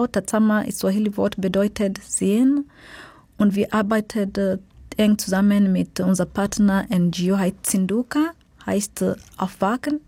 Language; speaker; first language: German; non-native, fluent; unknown